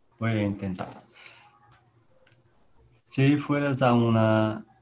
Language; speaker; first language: Spanish; non-native, learner; Portuguese